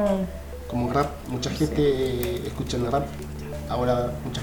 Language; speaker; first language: Spanish; non-native, learner; Haitian Creole